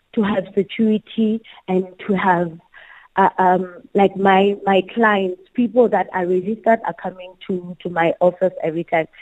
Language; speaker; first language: English; non-native, local second language; Southern Sotho